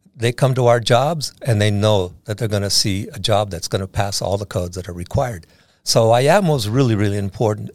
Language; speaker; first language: English; native; English